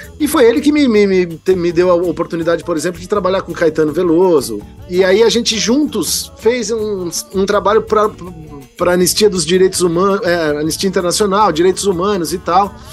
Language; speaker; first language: Portuguese; native; Portuguese